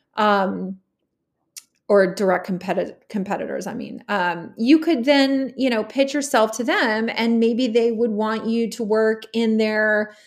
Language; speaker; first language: English; native; English